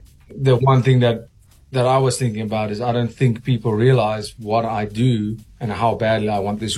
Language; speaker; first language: English; non-native, local second language; Afrikaans